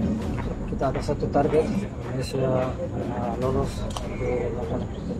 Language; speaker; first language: Indonesian; non-native, fluent; Dutch